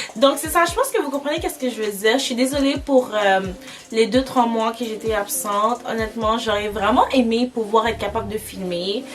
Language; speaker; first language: French; early bilingual, other home language; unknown